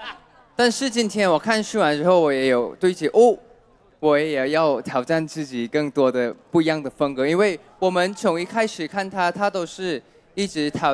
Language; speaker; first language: Chinese; non-native, fluent; Thai